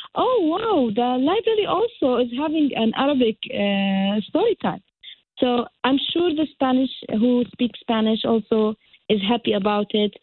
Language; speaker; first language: English; non-native, fluent; Arabic